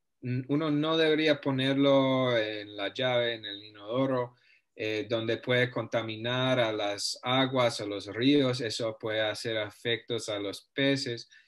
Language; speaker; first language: Spanish; non-native, fluent; English